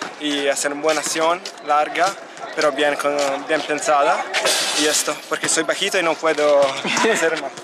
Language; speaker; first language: Spanish; non-native, fluent; Italian